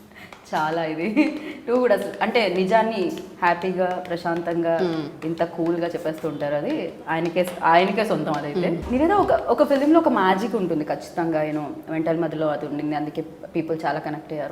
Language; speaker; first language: Telugu; native; Telugu